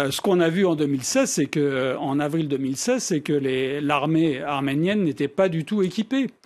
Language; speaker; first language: French; native; French